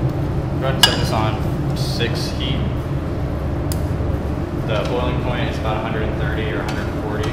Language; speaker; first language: English; native; English